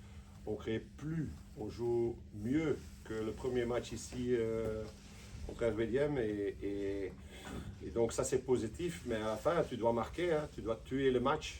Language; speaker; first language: French; non-native, local second language; Dutch